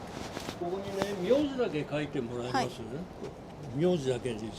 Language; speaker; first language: Japanese; native; Japanese